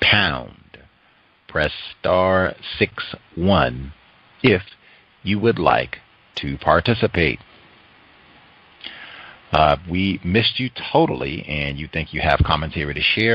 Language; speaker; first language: English; native; English